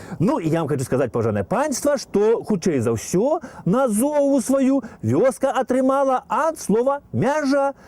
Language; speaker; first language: Belarusian; native; Belarusian